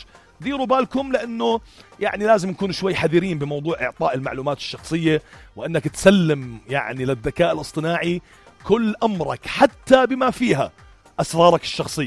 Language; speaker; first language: Arabic; native; Arabic